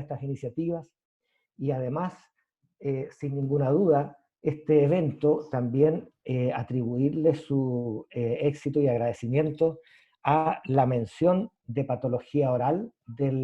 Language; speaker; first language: Spanish; native; Spanish